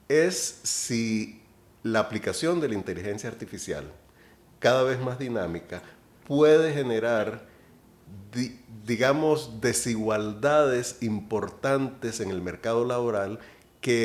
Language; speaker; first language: Spanish; native; Spanish